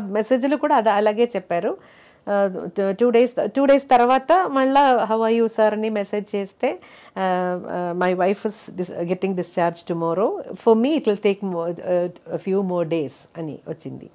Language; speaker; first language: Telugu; non-native, local second language; Malayalam